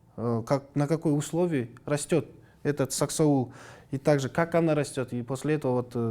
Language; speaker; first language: Russian; non-native, local second language; Kazakh